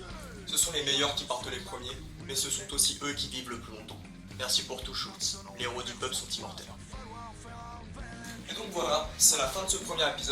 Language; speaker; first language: French; native; French